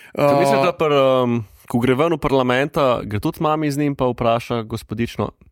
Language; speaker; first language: Slovenian; native; Slovenian